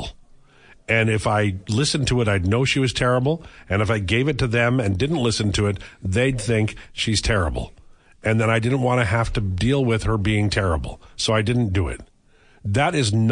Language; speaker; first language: English; native; English